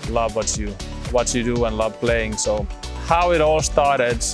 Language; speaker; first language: English; non-native, fluent; Finnish